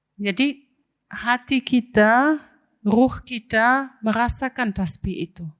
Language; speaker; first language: Indonesian; non-native, fluent; German